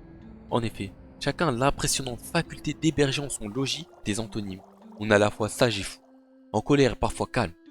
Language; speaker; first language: French; native; French